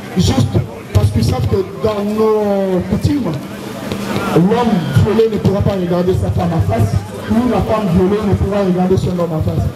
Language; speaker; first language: French; non-native, local second language; Lingala